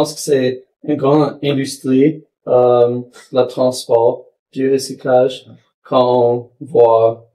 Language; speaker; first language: French; non-native, local second language; English